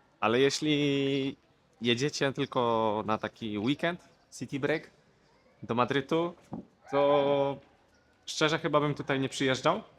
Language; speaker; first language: Polish; native; Polish